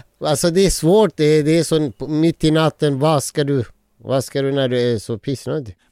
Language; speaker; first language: Swedish; non-native, fluent; Arabic